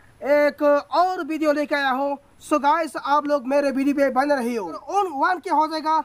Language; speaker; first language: Hindi; non-native, local second language; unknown